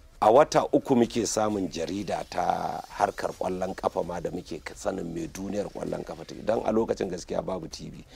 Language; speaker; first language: Hausa; native; Hausa